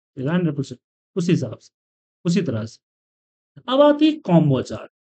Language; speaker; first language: Hindi; native; Hindi